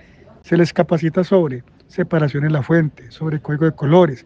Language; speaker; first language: Spanish; native; Spanish